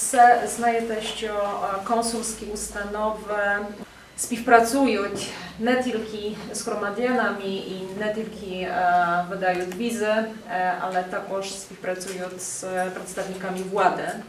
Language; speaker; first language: Ukrainian; non-native, fluent; Polish